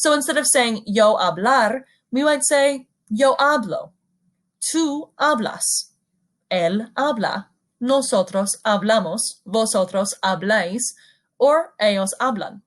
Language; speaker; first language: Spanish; non-native, fluent; English